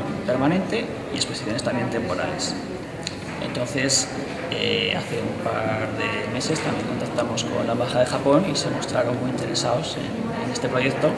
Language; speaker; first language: Spanish; native; Spanish